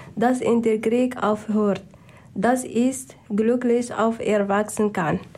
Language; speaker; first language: German; non-native, learner; Arabic